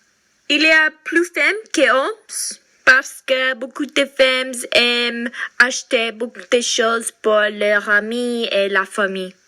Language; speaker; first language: French; non-native, learner; English